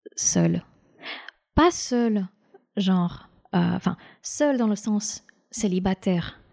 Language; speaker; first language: French; non-native, fluent; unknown